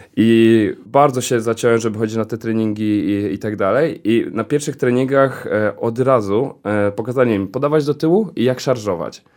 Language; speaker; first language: Polish; early bilingual, heritage; Polish